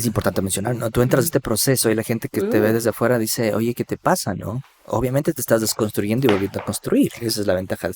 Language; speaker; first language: Spanish; native; Spanish